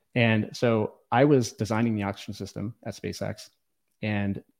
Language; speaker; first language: English; native; English